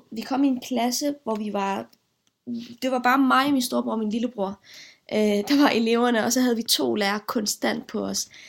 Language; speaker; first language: Danish; early bilingual, other home language; Arabic